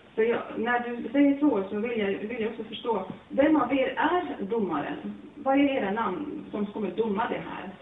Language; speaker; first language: Swedish; non-native, fluent; Latvian